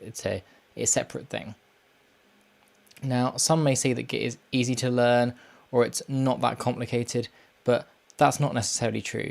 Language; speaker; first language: English; native; English